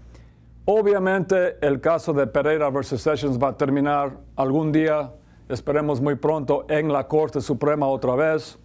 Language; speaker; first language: Spanish; non-native, local second language; English